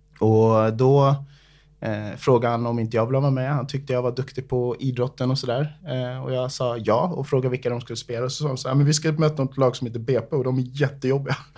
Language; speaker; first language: Swedish; early bilingual, other home language; English